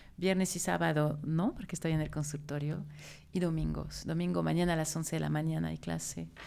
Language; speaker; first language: Spanish; non-native, fluent; French